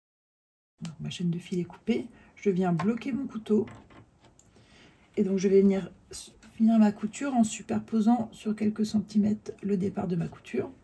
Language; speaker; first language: French; native; French